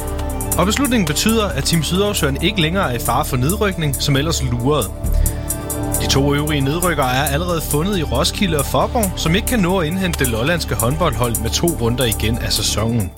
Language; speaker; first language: Danish; native; Danish